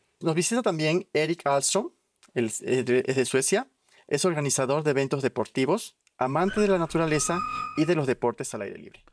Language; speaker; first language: Spanish; native; Spanish